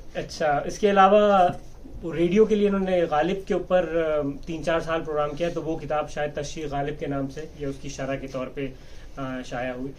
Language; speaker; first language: Urdu; native; Urdu